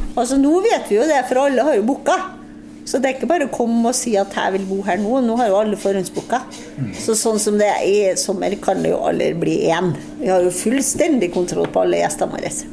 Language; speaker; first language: Norwegian; native; Norwegian